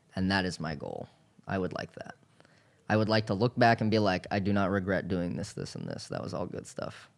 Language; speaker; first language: English; native; English